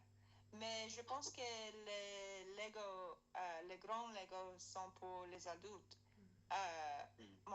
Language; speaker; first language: French; non-native, learner; English